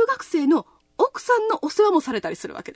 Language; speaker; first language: Japanese; native; Japanese